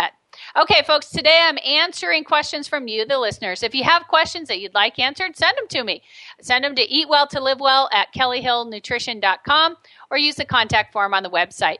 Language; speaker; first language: English; native; English